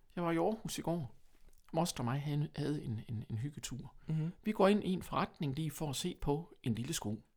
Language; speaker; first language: Danish; early bilingual, other home language; German